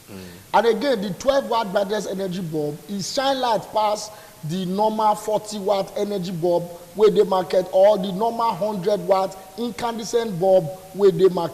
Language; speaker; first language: English; non-native, local second language; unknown